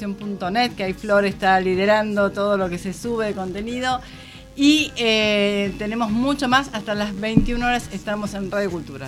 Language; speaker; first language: Spanish; native; Spanish